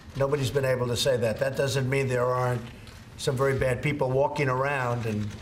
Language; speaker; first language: English; native; English